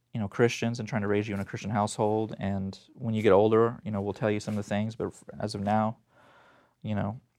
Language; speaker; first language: English; native; English